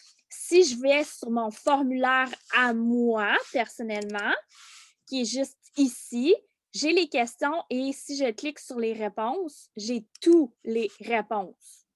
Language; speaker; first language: French; native; French